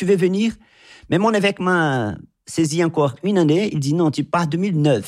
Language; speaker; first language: French; non-native, fluent; Portuguese